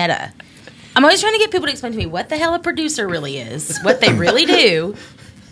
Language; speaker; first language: English; native; English